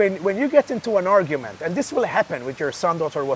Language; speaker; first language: English; non-native, local second language; Maltese